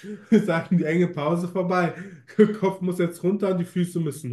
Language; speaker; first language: German; native; German